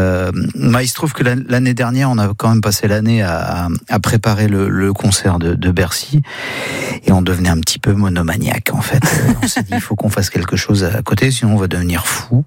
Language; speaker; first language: French; native; French